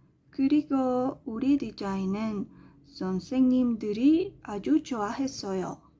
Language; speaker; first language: Korean; non-native, learner; Spanish